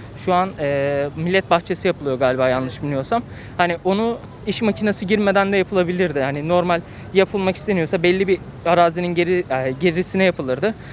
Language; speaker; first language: Turkish; native; Turkish